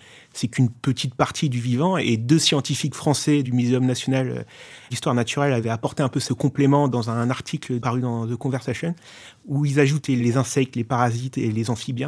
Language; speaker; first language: French; native; French